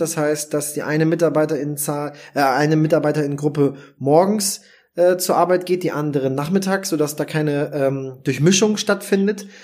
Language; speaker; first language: German; native; German